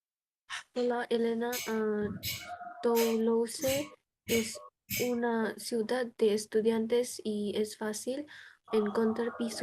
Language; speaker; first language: Spanish; non-native, learner; Bangla